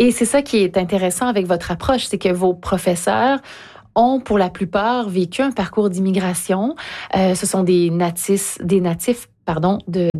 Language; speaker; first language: French; native; French